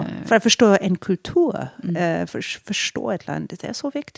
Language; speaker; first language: Swedish; non-native, fluent; English